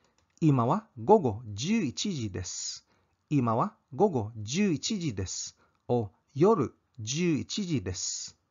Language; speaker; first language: Japanese; non-native, fluent; Cebuano